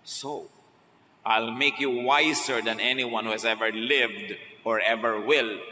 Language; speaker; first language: English; non-native, local second language; Filipino